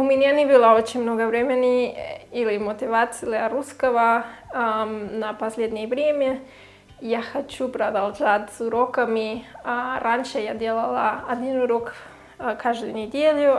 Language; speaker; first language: Russian; non-native, learner; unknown